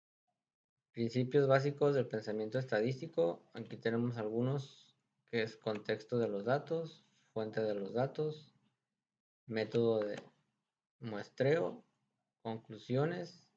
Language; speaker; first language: Spanish; native; Spanish